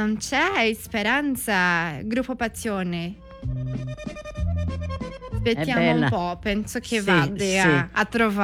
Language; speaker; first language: Italian; non-native, learner; Portuguese